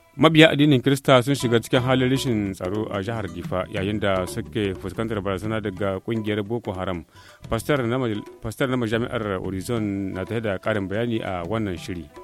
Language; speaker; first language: Hausa; native; Hausa